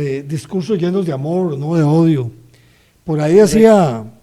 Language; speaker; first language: Spanish; native; Spanish